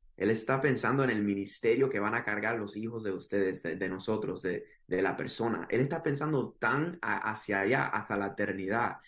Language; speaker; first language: Spanish; early bilingual, heritage; Spanish